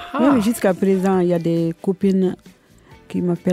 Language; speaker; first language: French; non-native, local second language; Bambara